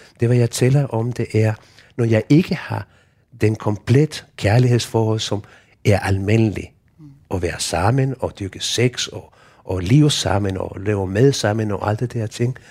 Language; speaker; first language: Danish; non-native, fluent; Spanish